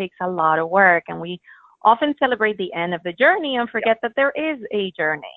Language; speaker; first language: English; non-native, fluent; Spanish